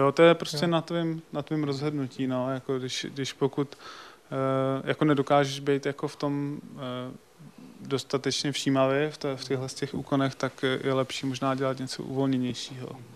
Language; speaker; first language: Czech; native; Czech